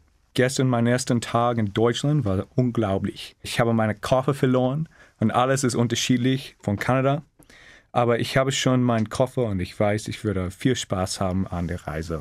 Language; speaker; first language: German; non-native, learner; English